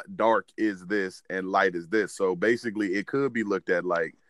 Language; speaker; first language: English; native; English